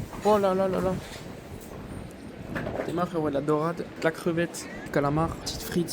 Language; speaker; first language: French; native; French